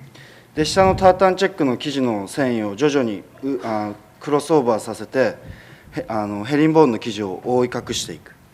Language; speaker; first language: Japanese; native; Japanese